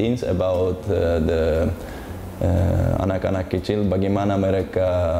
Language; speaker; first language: Indonesian; non-native, learner; Uzbek